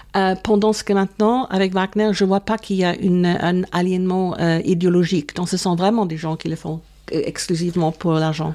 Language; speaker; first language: French; non-native, fluent; German